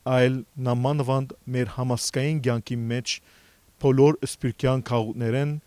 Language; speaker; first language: Armenian; native; Armenian